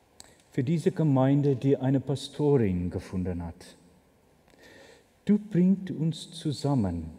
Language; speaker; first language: German; non-native, fluent; Afrikaans